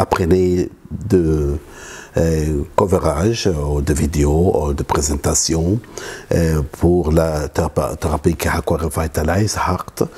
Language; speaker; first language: French; non-native, learner; Arabic